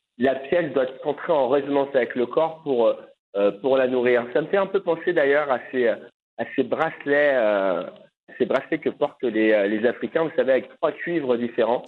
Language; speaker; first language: French; native; French